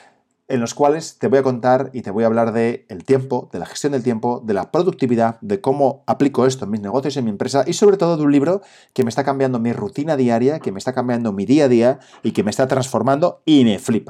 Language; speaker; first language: Spanish; native; Spanish